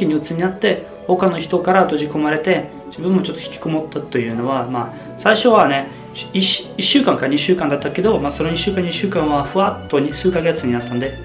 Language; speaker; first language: Japanese; non-native, fluent; German